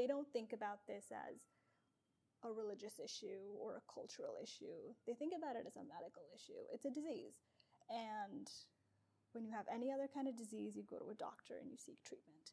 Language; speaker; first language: English; non-native, local second language; Urdu